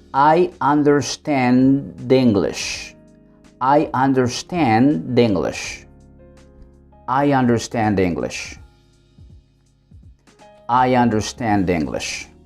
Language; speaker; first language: English; non-native, fluent; Spanish